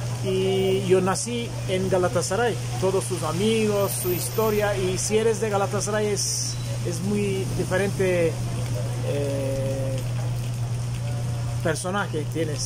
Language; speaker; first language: Spanish; non-native, fluent; Turkish